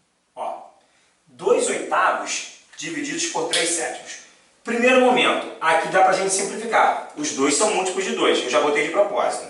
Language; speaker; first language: Portuguese; native; Portuguese